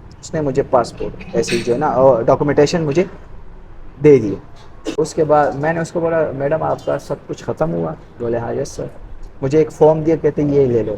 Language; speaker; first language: Urdu; non-native, local second language; Pashto